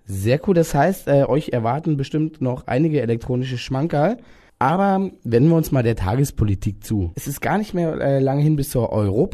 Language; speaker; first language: German; native; German